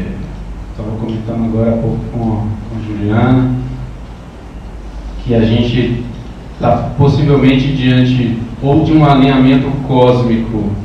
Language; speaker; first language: Portuguese; native; Portuguese